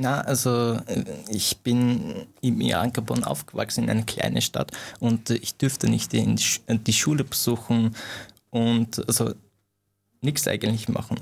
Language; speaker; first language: German; non-native, fluent; Persian